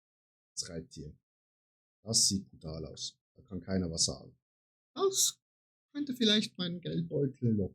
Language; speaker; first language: German; native; German